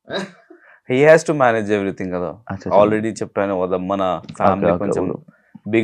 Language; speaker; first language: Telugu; non-native, learner; Hindi